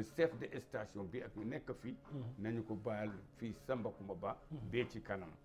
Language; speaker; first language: Wolof; non-native, local second language; Bambara